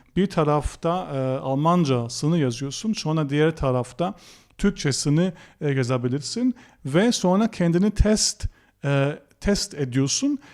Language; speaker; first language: Turkish; non-native, fluent; German